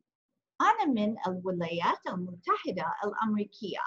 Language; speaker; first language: Arabic; non-native, fluent; English